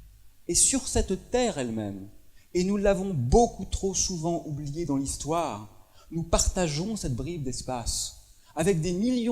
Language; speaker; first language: French; native; French